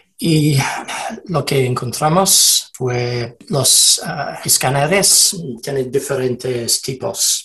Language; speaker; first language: Spanish; non-native, learner; English